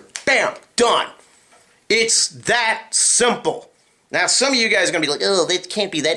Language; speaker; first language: English; native; English